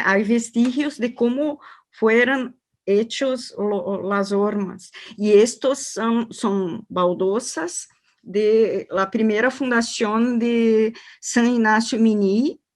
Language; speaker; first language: Spanish; non-native, learner; Portuguese